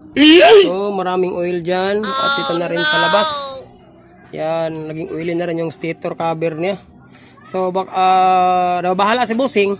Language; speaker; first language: Filipino; non-native, local second language; Cebuano